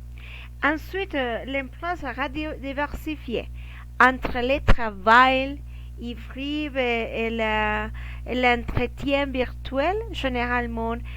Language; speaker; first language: French; non-native, learner; Spanish